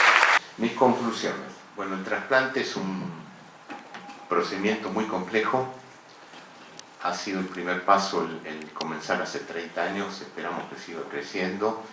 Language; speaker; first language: Spanish; native; Spanish